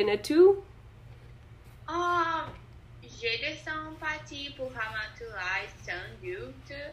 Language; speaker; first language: French; non-native, learner; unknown